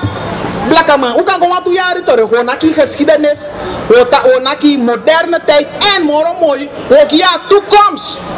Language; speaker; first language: Dutch; non-native, local second language; Sranan Tongo